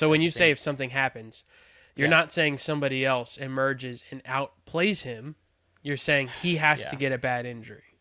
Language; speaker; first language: English; native; English